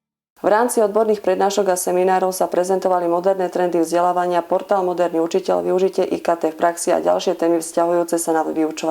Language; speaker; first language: Slovak; native; Slovak